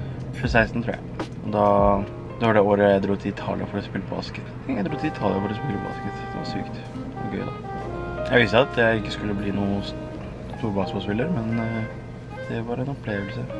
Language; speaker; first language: Norwegian; early bilingual, other home language; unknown